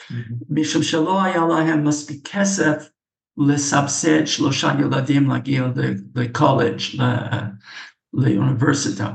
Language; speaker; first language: Hebrew; non-native, fluent; English